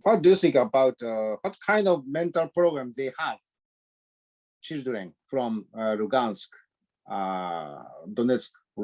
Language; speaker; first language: English; non-native, learner; Japanese